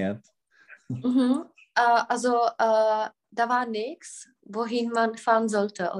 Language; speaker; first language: German; non-native, fluent; Czech